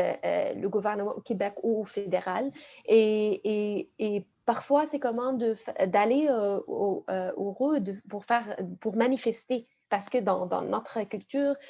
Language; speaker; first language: French; non-native, fluent; Arabic